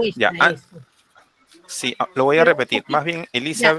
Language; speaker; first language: Spanish; native; Spanish